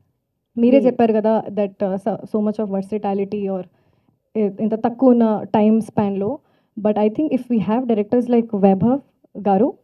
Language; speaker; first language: Telugu; non-native, fluent; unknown